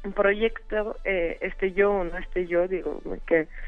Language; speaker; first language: Spanish; non-native, fluent; French